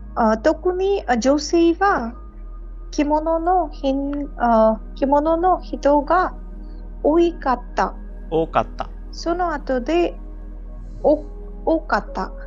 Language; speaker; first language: Japanese; non-native, learner; Hindi